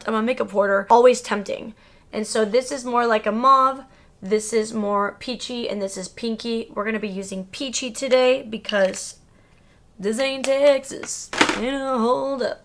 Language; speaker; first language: English; early bilingual, other home language; Spanish